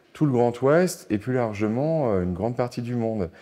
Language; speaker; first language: French; native; French